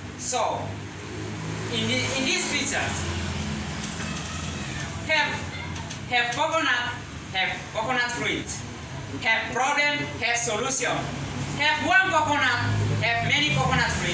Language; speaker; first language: English; non-native, learner; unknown